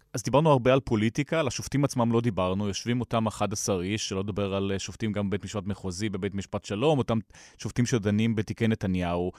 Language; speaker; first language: Hebrew; native; Hebrew